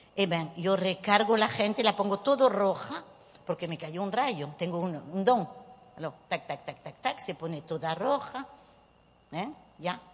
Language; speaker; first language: Spanish; early bilingual, heritage; Spanish